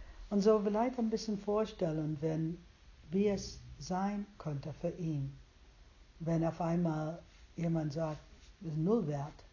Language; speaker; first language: German; non-native, fluent; English